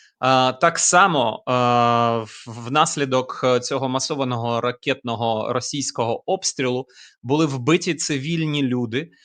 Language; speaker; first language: Ukrainian; native; Ukrainian